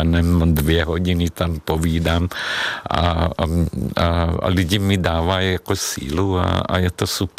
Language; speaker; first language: Czech; non-native, fluent; Hungarian